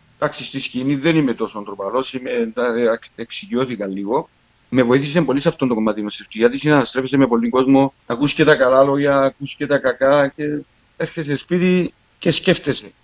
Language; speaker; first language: Greek; native; Greek